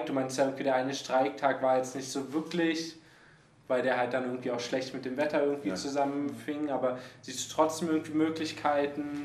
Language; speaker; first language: German; native; German